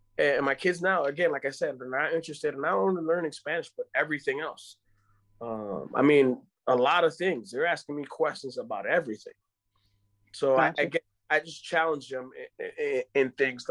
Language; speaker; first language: English; non-native, fluent; Spanish